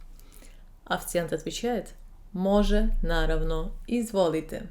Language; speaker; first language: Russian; non-native, fluent; Serbian